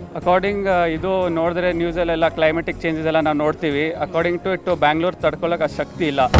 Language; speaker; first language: Kannada; native; Kannada